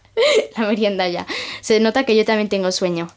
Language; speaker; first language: Spanish; native; Spanish